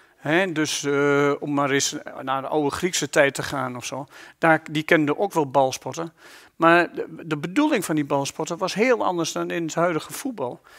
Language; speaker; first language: Dutch; native; Dutch